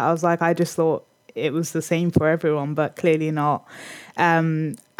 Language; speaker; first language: English; native; English